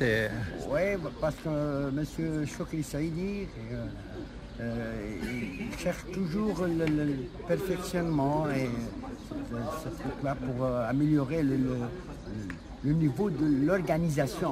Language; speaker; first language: French; non-native, local second language; Arabic